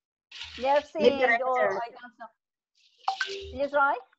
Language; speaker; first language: English; non-native, learner; Persian